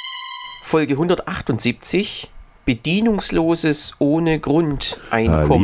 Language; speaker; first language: German; native; German